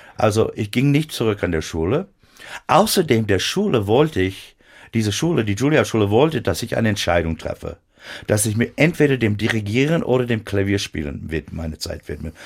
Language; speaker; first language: German; non-native, fluent; English